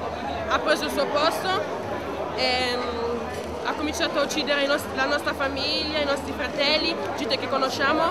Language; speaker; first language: Italian; early bilingual, other home language; French